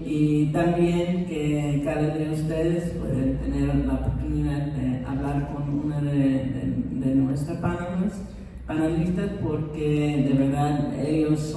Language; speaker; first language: Spanish; non-native, fluent; English